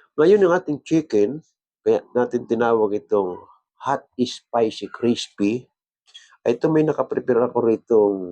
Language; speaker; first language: Filipino; non-native, local second language; Bikol